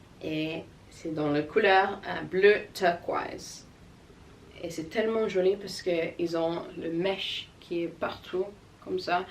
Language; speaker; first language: French; non-native, learner; English